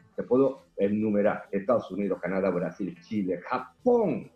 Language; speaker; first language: Spanish; early bilingual, other home language; Korean